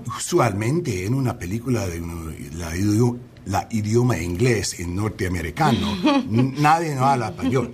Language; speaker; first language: Spanish; early bilingual, heritage; English